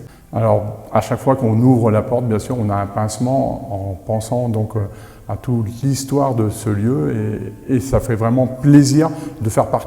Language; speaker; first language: French; native; French